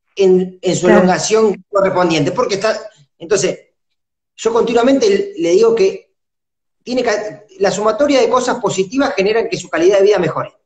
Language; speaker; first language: Spanish; native; Spanish